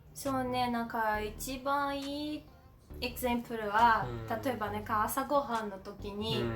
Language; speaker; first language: Japanese; non-native, learner; Portuguese